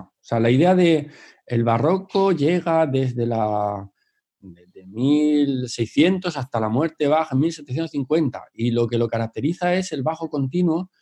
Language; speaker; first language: Spanish; native; Spanish